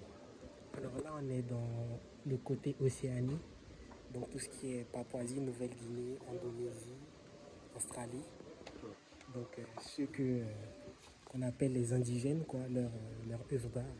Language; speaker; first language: French; native; French